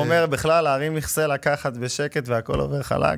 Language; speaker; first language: Hebrew; native; Hebrew